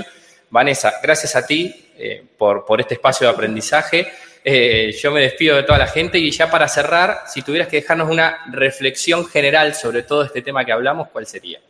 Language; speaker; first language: Spanish; native; Spanish